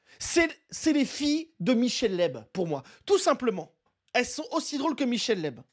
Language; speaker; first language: French; native; French